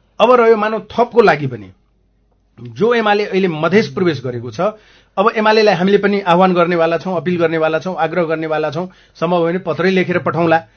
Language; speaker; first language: Nepali; non-native, local second language; Maithili